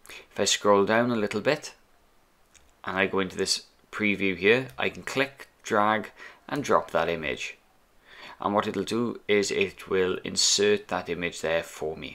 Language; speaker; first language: English; native; English